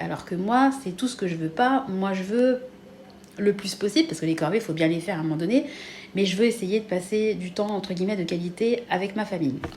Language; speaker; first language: French; native; French